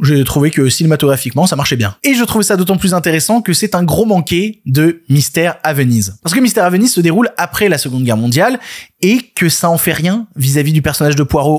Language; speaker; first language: French; native; French